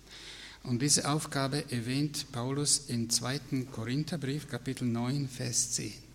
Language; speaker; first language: German; non-native, fluent; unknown